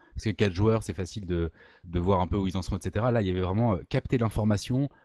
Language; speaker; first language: French; native; French